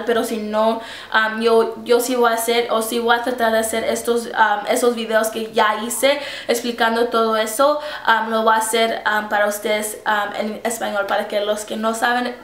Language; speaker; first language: Spanish; early bilingual, heritage; Spanish